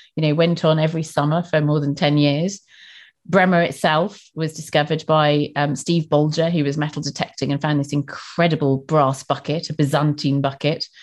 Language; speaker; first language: English; native; English